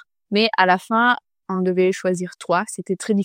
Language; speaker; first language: French; non-native, fluent; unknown